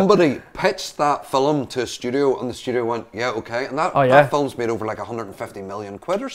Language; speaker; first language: English; native; English